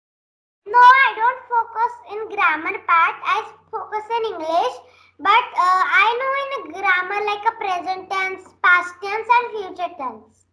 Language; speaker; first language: English; non-native, learner; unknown